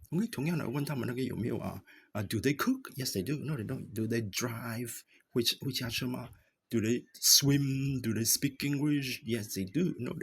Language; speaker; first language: English; non-native, fluent; Chinese